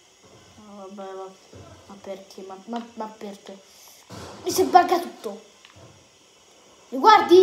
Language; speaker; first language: Italian; native; Italian